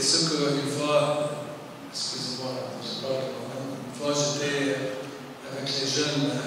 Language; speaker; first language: French; non-native, local second language; Arabic